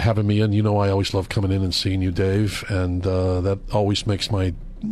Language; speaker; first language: English; native; English